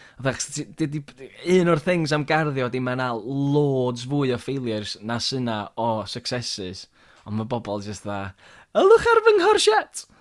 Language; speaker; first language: Welsh; native; Welsh